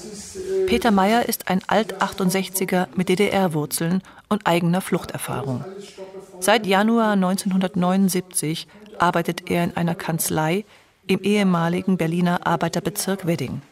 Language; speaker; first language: German; native; German